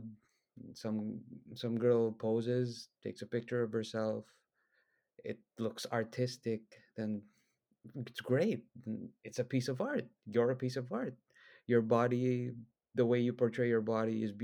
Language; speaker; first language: English; non-native, local second language; Filipino